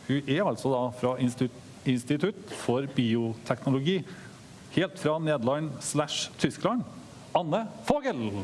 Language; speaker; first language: Norwegian; native; Norwegian